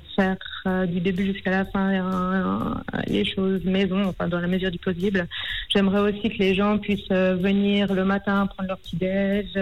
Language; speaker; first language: French; native; French